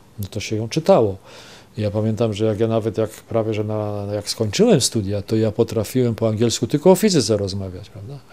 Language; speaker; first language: Polish; non-native, local second language; German